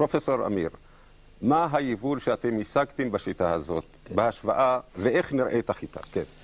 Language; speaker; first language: Hebrew; non-native, local second language; Arabic